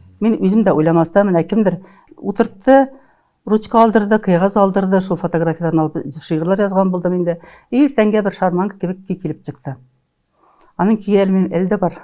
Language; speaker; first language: Tatar; native; Tatar